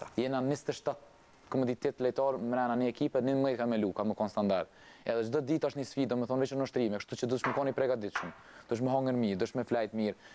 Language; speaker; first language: Albanian; early bilingual, heritage; Albanian